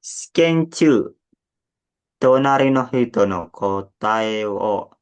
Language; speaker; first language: Japanese; non-native, learner; Indonesian